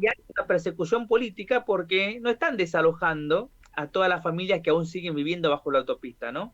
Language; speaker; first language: Spanish; native; Spanish